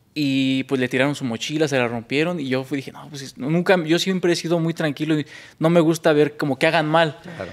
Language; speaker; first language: Spanish; native; Spanish